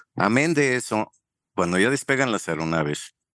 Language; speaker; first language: Spanish; native; Spanish